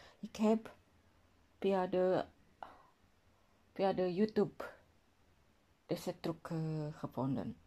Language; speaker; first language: Dutch; non-native, learner; Indonesian